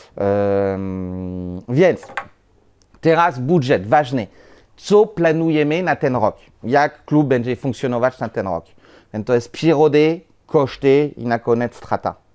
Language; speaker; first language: Polish; non-native, learner; French